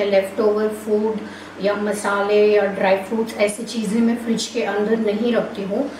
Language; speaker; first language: Hindi; non-native, local second language; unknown